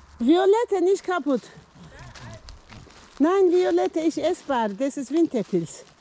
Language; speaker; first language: German; non-native, learner; Turkish